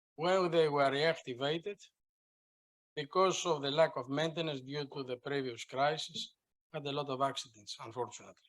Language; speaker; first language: English; non-native, fluent; Greek